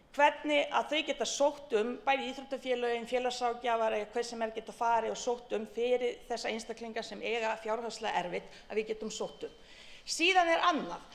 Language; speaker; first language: Icelandic; non-native, fluent; Bosnian